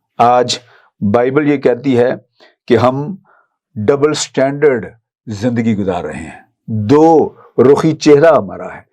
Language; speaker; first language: Urdu; non-native, local second language; Punjabi